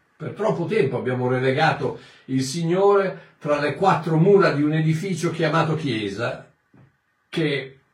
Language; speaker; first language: Italian; native; Italian